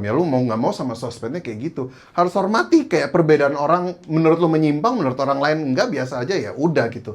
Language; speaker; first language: Indonesian; native; Indonesian